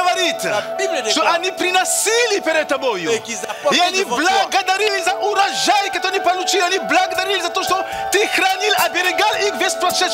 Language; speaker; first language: Russian; native; Russian